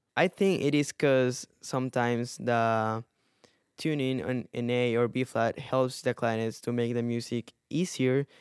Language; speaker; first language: English; non-native, fluent; Spanish